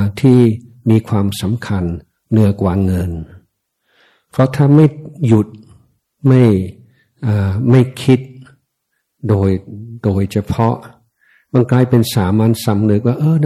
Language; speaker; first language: Thai; non-native, fluent; English